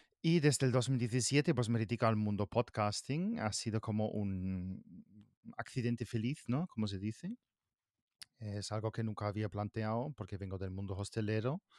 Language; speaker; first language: Spanish; non-native, fluent; German